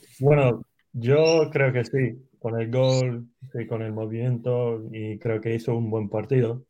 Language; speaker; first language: Spanish; non-native, learner; English